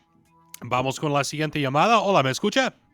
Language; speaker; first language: Spanish; non-native, fluent; English